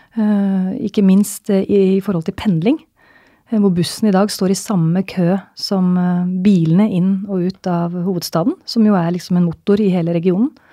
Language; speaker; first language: Norwegian; native; Norwegian